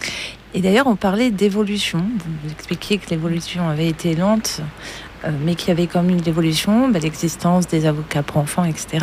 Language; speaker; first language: French; native; French